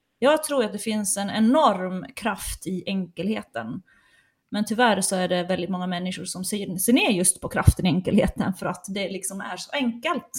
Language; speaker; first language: Swedish; native; Swedish